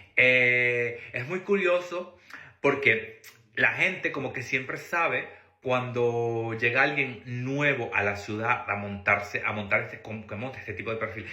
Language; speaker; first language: Spanish; native; Spanish